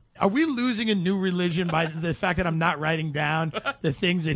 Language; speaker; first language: English; native; English